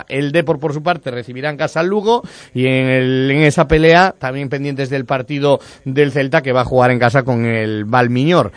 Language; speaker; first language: Spanish; native; Spanish